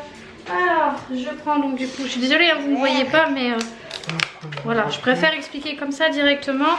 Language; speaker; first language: French; native; French